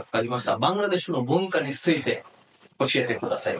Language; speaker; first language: Japanese; non-native, fluent; Bangla